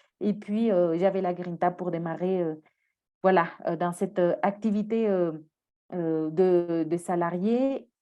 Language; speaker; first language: French; non-native, fluent; Spanish